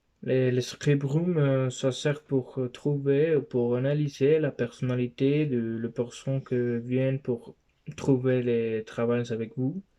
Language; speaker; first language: French; non-native, learner; Spanish